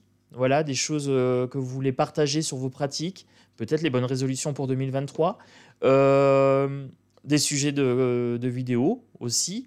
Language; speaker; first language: French; native; French